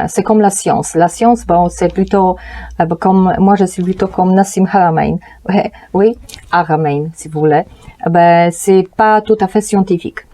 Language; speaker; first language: French; non-native, fluent; Polish